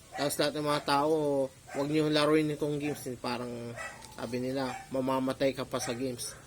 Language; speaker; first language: Filipino; non-native, local second language; Pangasinan